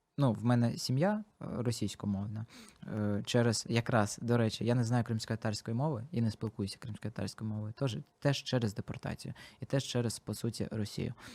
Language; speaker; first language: Ukrainian; non-native, local second language; Russian